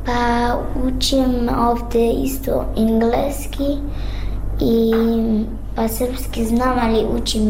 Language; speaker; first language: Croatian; non-native, learner; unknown